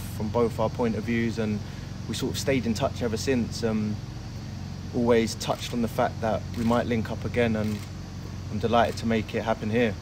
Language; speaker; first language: English; native; English